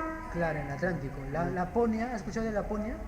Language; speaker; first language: Spanish; native; Spanish